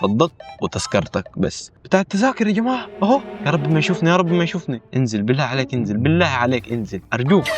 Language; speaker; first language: Arabic; native; Arabic